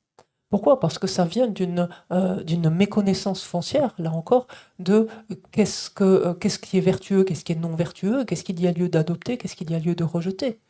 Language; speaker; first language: French; native; French